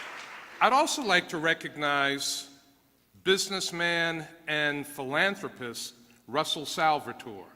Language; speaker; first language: English; native; English